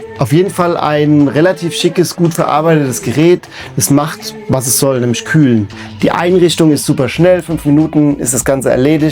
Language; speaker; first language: German; native; German